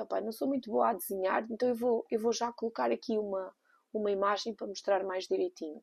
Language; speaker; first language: Portuguese; native; Portuguese